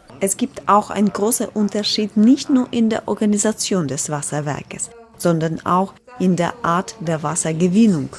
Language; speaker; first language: German; non-native, fluent; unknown